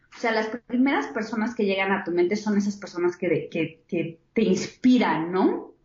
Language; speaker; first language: Spanish; native; Spanish